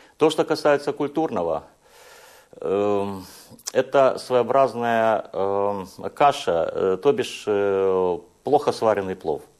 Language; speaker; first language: Russian; non-native, local second language; Hungarian